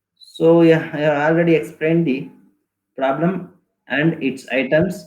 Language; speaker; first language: English; non-native, local second language; Kannada